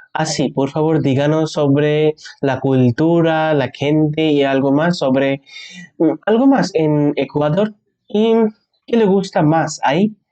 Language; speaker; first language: Spanish; non-native, learner; Bangla